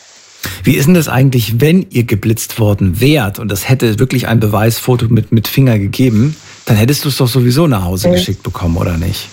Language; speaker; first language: German; native; German